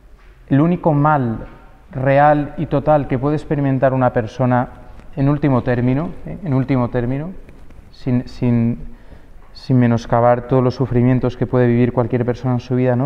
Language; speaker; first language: Spanish; native; Spanish